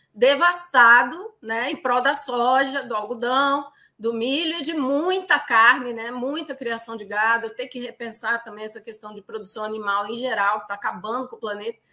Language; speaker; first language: Portuguese; native; Portuguese